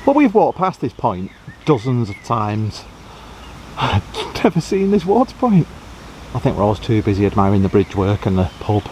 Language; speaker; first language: English; native; English